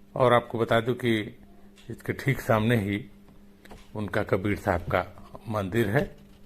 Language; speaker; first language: Hindi; native; Hindi